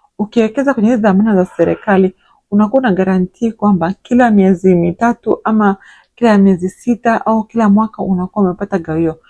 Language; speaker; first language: Swahili; native; Swahili